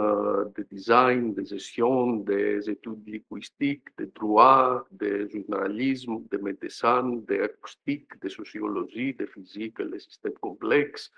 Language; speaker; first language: French; non-native, fluent; Greek